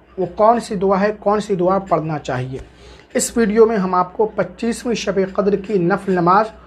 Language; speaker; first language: Hindi; native; Hindi